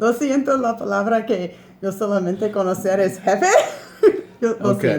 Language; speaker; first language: Spanish; non-native, learner; English